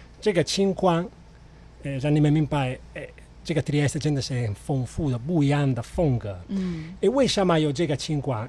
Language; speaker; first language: Chinese; non-native, fluent; Italian